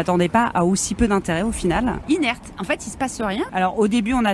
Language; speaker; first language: French; native; French